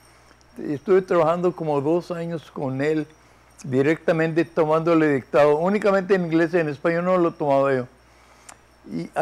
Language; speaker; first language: Spanish; early bilingual, heritage; Spanish